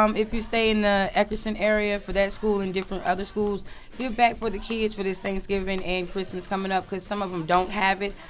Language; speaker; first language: English; native; English